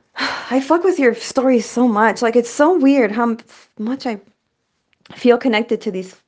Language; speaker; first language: English; early bilingual, other home language; Spanish